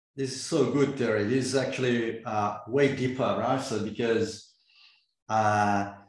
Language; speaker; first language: English; non-native, fluent; Portuguese